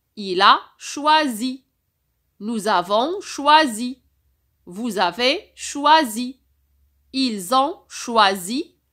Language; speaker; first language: French; non-native, local second language; Arabic